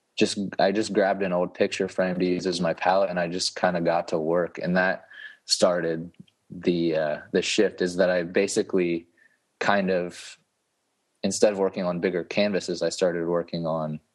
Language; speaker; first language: English; native; English